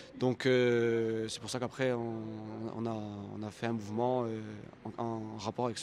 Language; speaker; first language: French; native; French